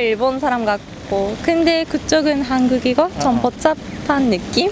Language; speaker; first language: Korean; early bilingual, heritage; Japanese